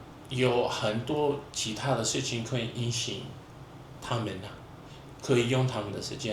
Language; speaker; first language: Chinese; non-native, fluent; English